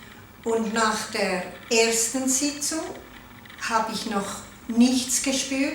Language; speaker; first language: German; non-native, local second language; Italian